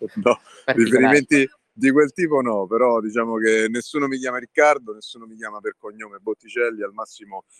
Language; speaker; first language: Italian; native; Italian